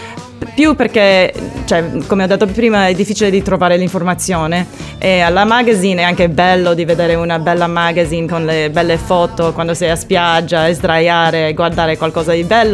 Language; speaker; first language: Italian; non-native, learner; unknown